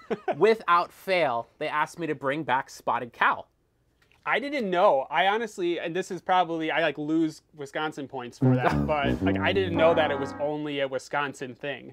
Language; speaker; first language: English; native; English